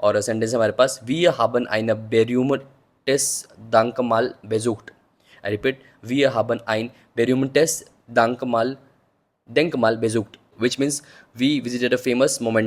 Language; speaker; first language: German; non-native, learner; Hindi